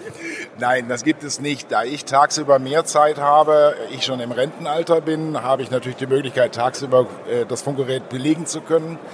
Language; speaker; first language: German; native; German